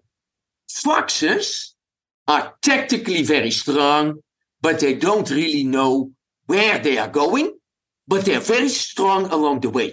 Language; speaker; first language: English; non-native, fluent; Dutch